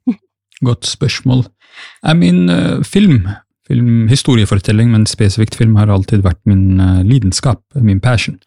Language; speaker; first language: Norwegian; early bilingual, other home language; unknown